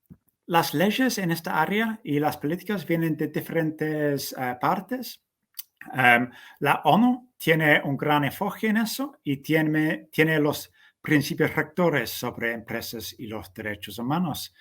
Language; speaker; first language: Spanish; non-native, fluent; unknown